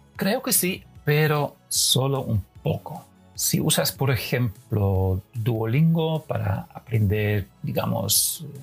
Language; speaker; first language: Spanish; non-native, fluent; Dutch